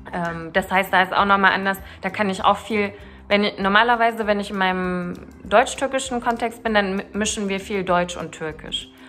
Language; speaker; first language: German; early bilingual, other home language; Turkish